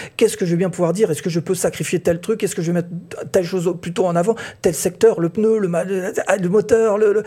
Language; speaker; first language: French; native; French